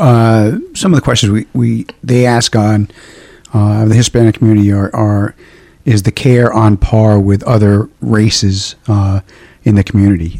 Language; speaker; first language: English; native; English